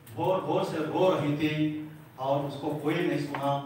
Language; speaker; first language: Hindi; non-native, local second language; Telugu